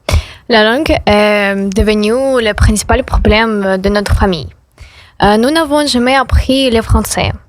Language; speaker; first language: French; non-native, learner; Ukrainian